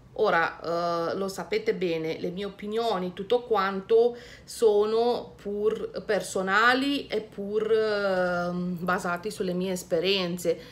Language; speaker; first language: Italian; non-native, fluent; Romanian